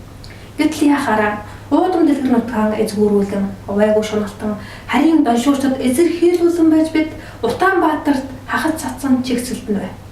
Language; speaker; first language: Mongolian; native; Mongolian